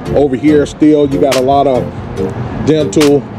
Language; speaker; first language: English; native; English